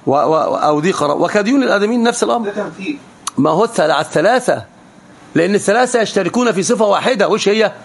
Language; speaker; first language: Arabic; native; Arabic